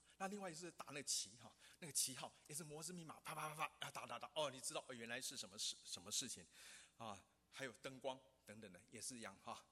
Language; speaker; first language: Chinese; non-native, local second language; Hakka Chinese